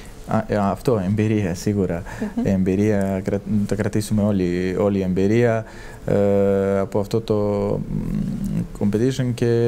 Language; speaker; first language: Greek; non-native, fluent; Serbian